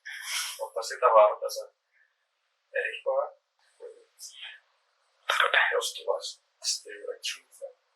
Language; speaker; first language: Finnish; non-native, learner; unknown